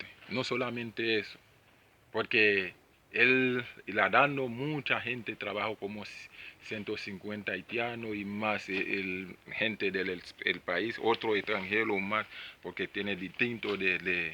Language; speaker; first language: Spanish; non-native, learner; Haitian Creole